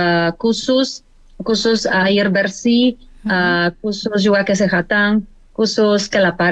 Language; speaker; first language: Indonesian; non-native, learner; Spanish